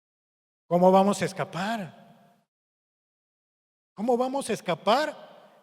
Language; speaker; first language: Spanish; native; Spanish